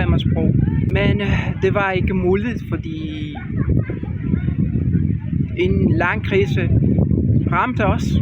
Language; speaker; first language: Danish; non-native, learner; Spanish